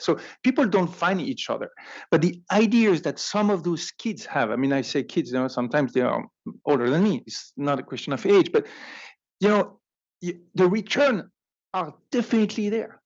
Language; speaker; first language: English; non-native, fluent; French